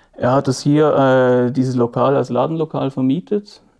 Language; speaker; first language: German; native; German